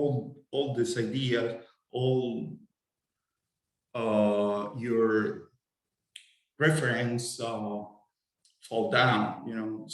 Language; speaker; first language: English; non-native, fluent; Spanish